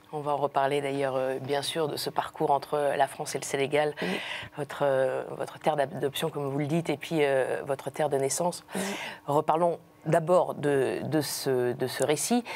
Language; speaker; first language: French; native; French